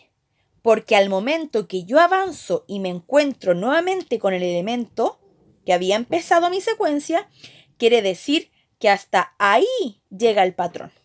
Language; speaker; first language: Spanish; native; Spanish